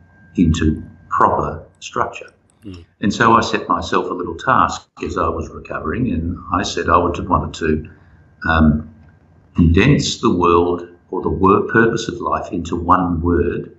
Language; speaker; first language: English; native; English